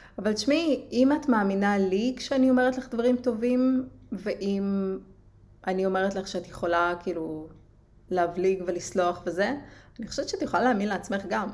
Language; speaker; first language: Hebrew; native; Hebrew